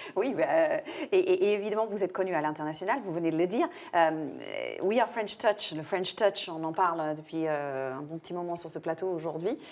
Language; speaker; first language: French; non-native, fluent; English